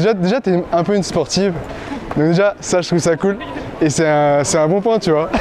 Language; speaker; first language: French; native; French